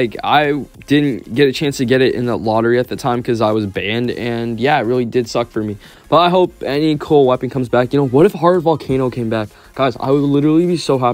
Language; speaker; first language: English; native; English